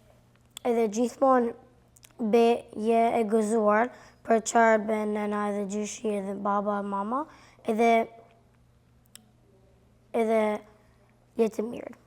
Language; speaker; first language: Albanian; early bilingual, heritage; Albanian